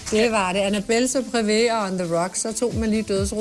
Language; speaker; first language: Danish; native; Danish